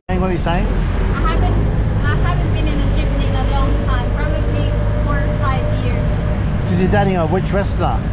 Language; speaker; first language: English; native; English